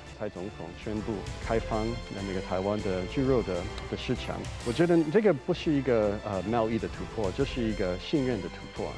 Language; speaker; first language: Chinese; non-native, fluent; English